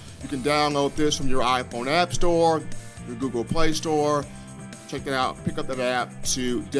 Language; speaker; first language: English; native; English